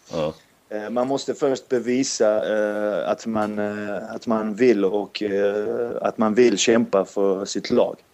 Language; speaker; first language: Swedish; non-native, fluent; Serbian